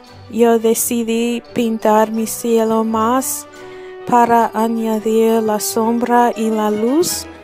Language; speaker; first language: Spanish; non-native, learner; English